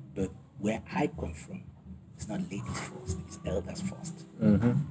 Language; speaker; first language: English; non-native, local second language; Yoruba